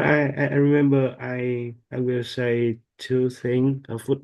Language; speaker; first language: English; non-native, learner; Vietnamese